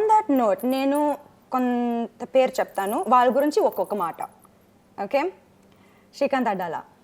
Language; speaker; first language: Telugu; non-native, fluent; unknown